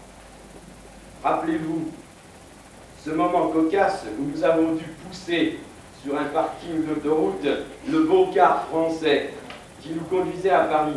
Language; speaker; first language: French; native; French